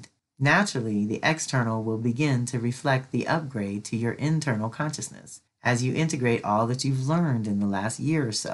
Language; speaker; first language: English; native; English